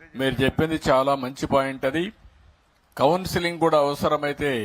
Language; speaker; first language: Telugu; native; Telugu